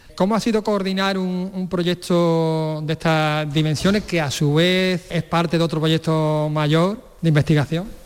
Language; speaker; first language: Spanish; native; Spanish